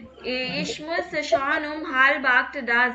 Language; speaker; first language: German; non-native, fluent; Tamil